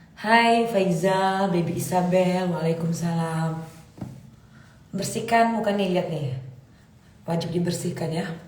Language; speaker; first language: Malay; native; Malay